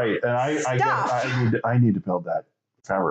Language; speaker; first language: English; native; English